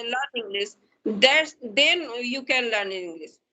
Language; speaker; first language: English; non-native, learner; Hindi